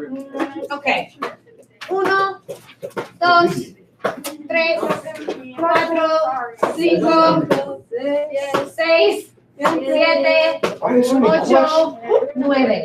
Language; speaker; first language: Spanish; non-native, learner; English